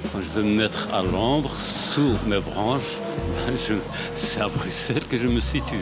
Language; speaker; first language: French; non-native, local second language; Arabic